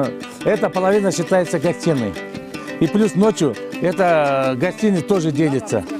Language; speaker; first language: Russian; non-native, local second language; Kyrgyz